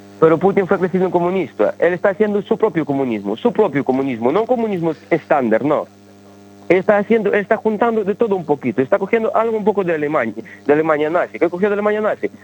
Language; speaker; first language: Spanish; early bilingual, other home language; Ukrainian